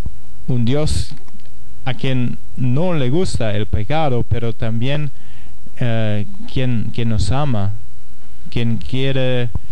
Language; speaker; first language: Spanish; non-native, fluent; German